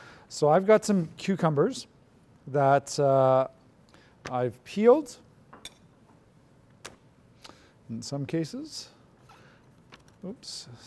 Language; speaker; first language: English; native; English